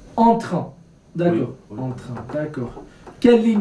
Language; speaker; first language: French; non-native, fluent; Kurdish